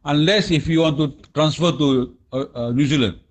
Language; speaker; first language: English; non-native, local second language; Malay